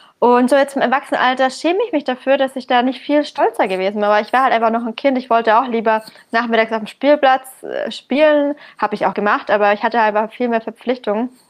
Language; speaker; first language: German; early bilingual, other home language; Arabic